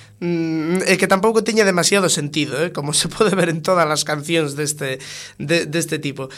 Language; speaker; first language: Galician; non-native, local second language; Spanish